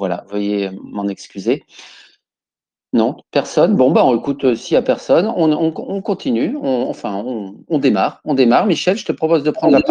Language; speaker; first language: French; native; French